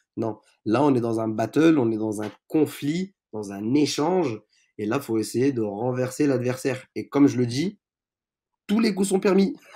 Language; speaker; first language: French; native; French